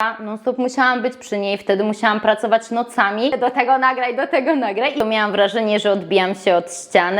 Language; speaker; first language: Polish; native; Polish